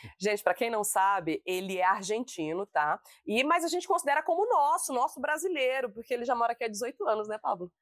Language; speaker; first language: Portuguese; native; Portuguese